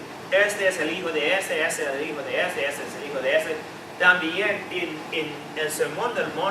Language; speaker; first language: Spanish; non-native, fluent; English